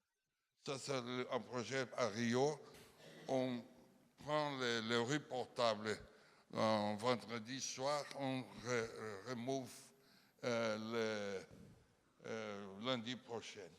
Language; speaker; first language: French; non-native, fluent; Portuguese